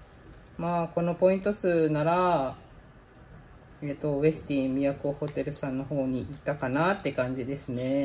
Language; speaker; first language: Japanese; native; Japanese